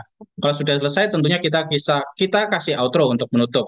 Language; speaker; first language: Indonesian; native; Indonesian